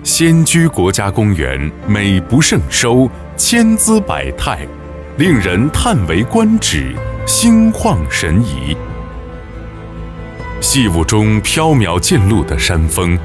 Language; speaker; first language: Chinese; native; Chinese